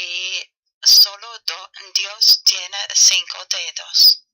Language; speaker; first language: Spanish; non-native, learner; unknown